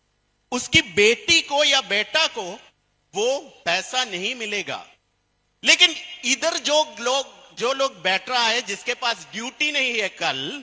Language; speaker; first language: Hindi; non-native, fluent; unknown